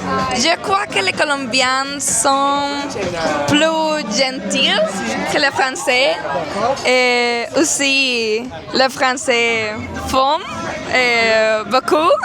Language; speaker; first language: French; non-native, learner; Spanish